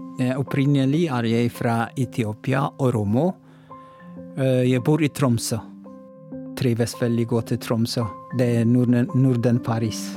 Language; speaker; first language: Norwegian; non-native, learner; Oromo